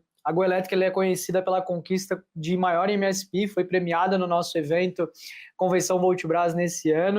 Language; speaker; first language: Portuguese; native; Portuguese